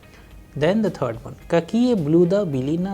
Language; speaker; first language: Russian; non-native, fluent; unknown